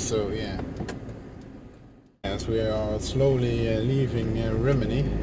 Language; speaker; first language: English; non-native, fluent; Dutch